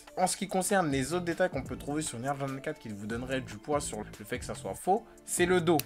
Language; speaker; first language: French; native; French